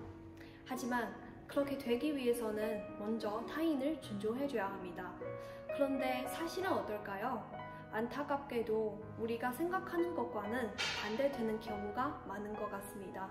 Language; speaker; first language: Korean; non-native, fluent; Chinese